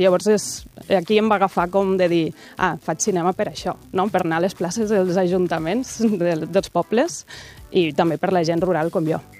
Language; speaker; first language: Catalan; native; Catalan